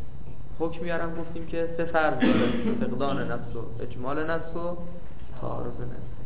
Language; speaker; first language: Persian; native; Persian